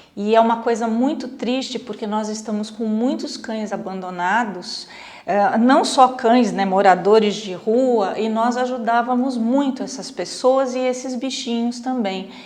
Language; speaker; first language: Portuguese; native; Portuguese